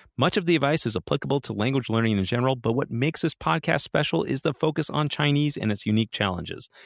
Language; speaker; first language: English; native; English